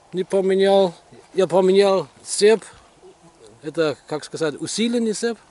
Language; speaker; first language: Russian; non-native, learner; Danish